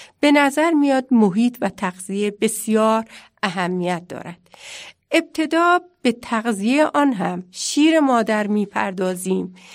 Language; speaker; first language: Persian; native; Persian